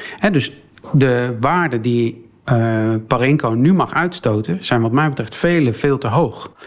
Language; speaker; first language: Dutch; early bilingual, other home language; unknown